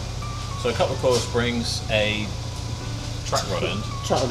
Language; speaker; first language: English; native; English